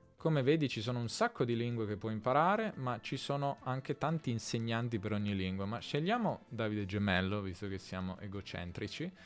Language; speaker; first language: Italian; native; Italian